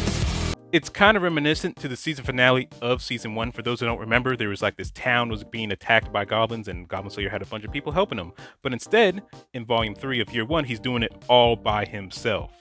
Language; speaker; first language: English; native; English